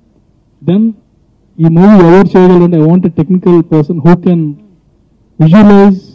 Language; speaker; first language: Telugu; native; Telugu